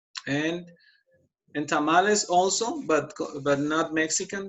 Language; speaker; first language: English; non-native, fluent; Spanish